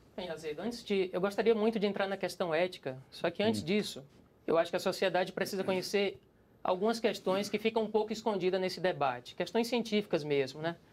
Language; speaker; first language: Portuguese; native; Portuguese